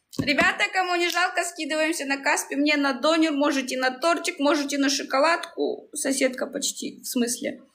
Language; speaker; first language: Russian; native; Russian